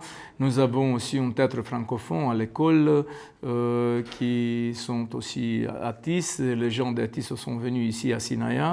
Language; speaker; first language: French; non-native, learner; Romanian